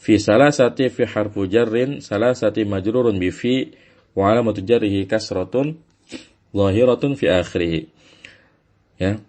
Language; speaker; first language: Arabic; non-native, fluent; Indonesian